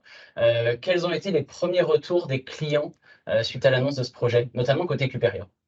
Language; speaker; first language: French; native; French